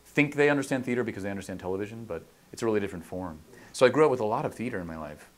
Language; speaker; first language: English; native; English